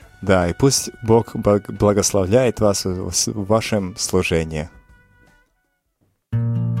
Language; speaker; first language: Russian; non-native, fluent; Latvian